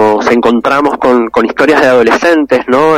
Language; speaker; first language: Spanish; native; Spanish